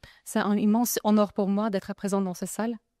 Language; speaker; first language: French; non-native, fluent; Ukrainian